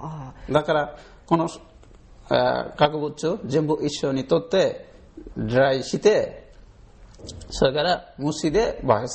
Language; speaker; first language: Japanese; non-native, learner; Bangla